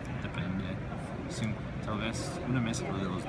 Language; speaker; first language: Spanish; non-native, fluent; English